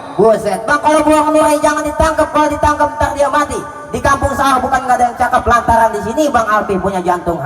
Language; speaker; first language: Indonesian; native; Indonesian